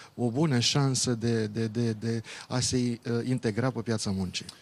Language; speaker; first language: Romanian; native; Romanian